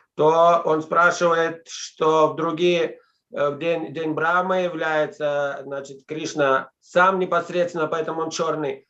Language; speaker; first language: Russian; native; Russian